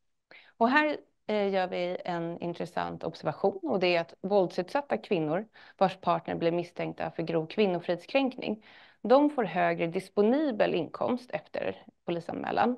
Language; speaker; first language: Swedish; native; Swedish